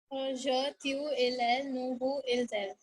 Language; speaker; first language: French; non-native, learner; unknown